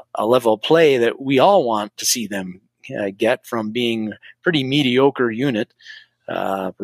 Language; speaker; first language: English; native; English